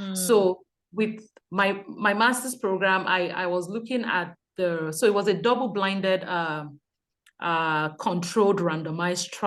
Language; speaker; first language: English; non-native, local second language; Yoruba